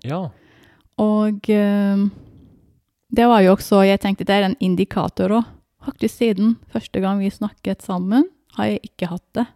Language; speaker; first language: Norwegian; non-native, fluent; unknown